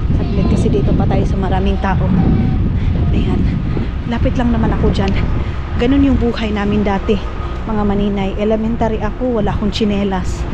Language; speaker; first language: Filipino; non-native, local second language; Cebuano